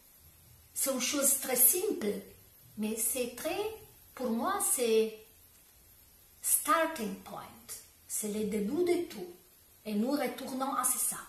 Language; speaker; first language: French; non-native, learner; Italian